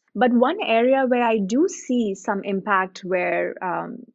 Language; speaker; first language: English; non-native, local second language; Hindi